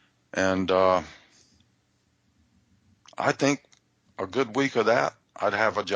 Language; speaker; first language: English; native; English